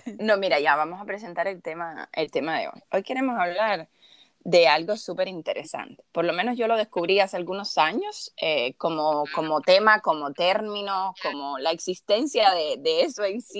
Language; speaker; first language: Spanish; native; Spanish